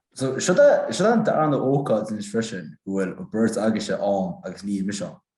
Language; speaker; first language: Irish; native; Irish